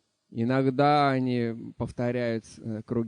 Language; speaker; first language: Russian; native; Russian